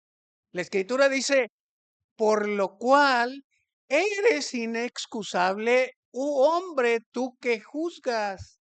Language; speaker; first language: Spanish; native; Spanish